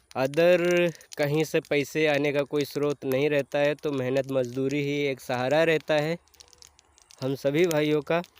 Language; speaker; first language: Hindi; native; Hindi